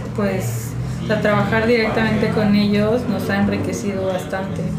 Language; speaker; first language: Spanish; native; Spanish